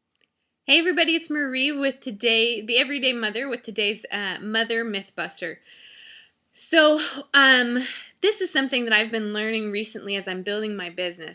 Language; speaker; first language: English; native; English